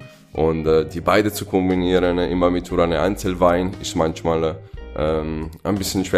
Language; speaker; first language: German; non-native, fluent; Italian